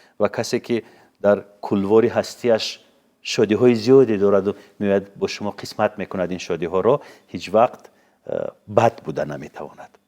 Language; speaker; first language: Tajik; native; Tajik